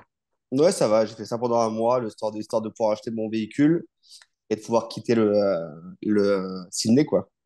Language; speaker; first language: French; native; French